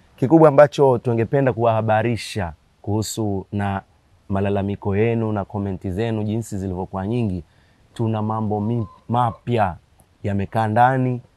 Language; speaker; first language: Swahili; native; Swahili